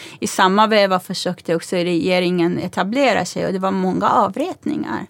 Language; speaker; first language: Swedish; non-native, fluent; Persian